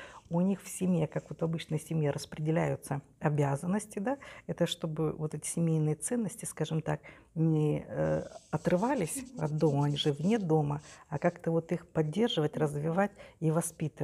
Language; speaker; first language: Russian; native; Russian